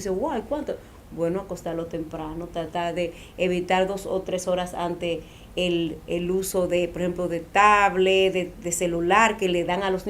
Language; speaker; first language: Spanish; native; Spanish